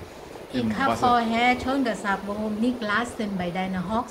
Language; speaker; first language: German; non-native, learner; Thai